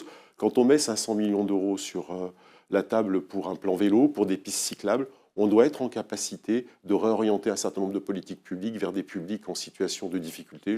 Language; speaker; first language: French; native; French